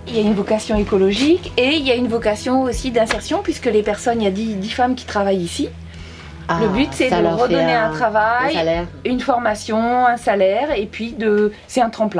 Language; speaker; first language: French; native; French